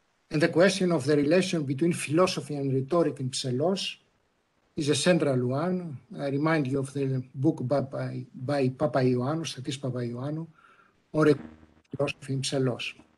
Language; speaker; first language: English; non-native, fluent; Greek